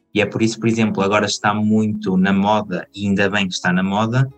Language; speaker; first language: Portuguese; native; Portuguese